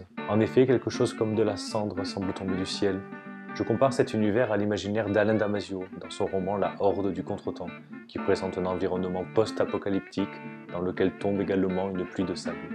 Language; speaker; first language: French; native; French